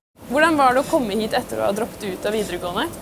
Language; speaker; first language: Norwegian; native; Norwegian